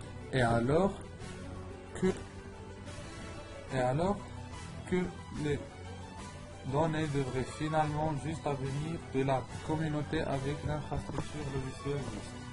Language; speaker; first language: French; non-native, learner; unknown